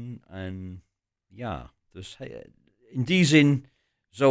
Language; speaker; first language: Dutch; non-native, fluent; English